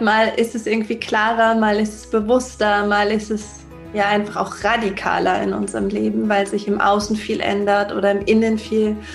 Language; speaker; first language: German; native; German